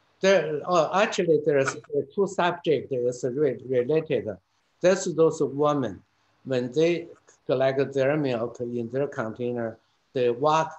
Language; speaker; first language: English; non-native, fluent; Chinese